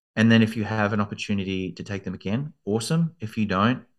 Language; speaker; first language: English; native; English